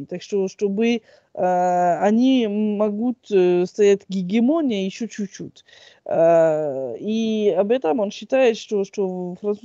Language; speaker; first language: Russian; non-native, fluent; French